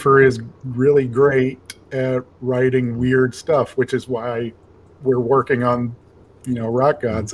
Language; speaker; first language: English; native; English